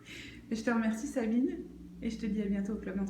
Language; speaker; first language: French; native; French